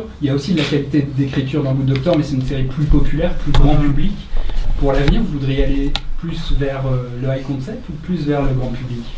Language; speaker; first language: French; native; French